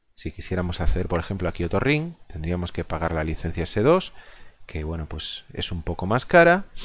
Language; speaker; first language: Spanish; non-native, local second language; Galician